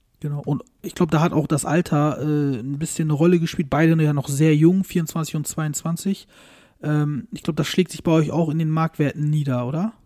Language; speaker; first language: German; early bilingual, other home language; Turkish